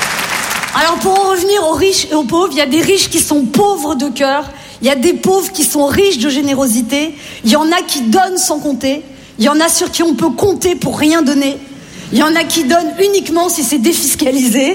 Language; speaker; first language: French; native; French